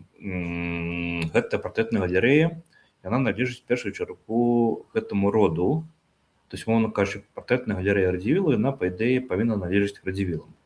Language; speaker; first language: Belarusian; non-native, local second language; Russian